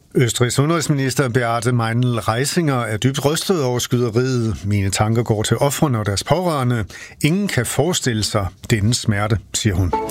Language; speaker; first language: Danish; native; Danish